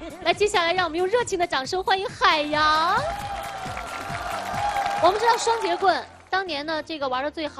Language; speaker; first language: Chinese; native; Chinese